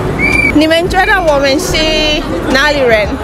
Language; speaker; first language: Chinese; non-native, learner; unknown